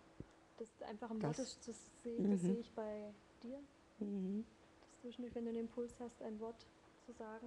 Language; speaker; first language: German; native; German